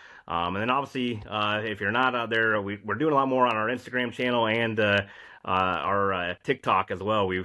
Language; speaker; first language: English; native; English